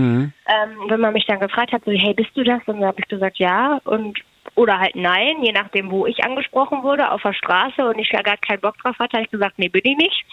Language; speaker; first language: German; native; German